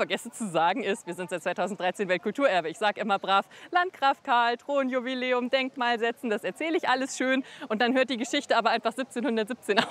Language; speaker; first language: German; native; German